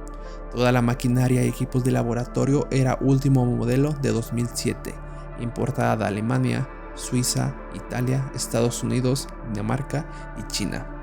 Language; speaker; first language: Spanish; native; Spanish